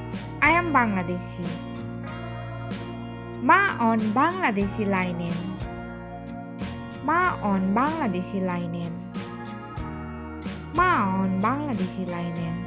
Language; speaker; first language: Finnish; non-native, learner; Bangla